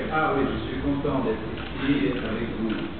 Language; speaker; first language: French; non-native, fluent; Portuguese